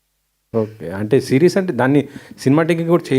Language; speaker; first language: Telugu; native; Telugu